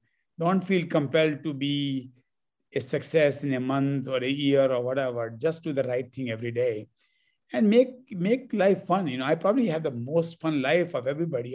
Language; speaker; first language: English; non-native, local second language; Hindi